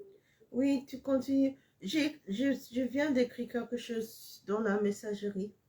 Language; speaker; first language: French; non-native, fluent; English